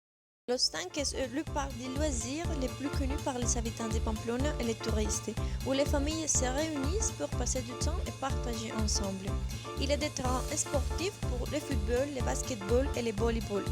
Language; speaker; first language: French; non-native, learner; Spanish